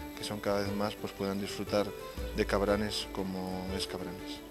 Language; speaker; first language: Spanish; native; Spanish